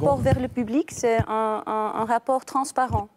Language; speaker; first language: French; non-native, local second language; Dutch